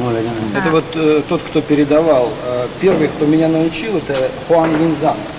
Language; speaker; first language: Russian; native; Russian